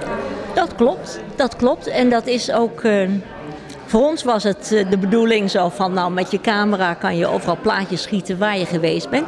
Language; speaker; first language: Dutch; native; Dutch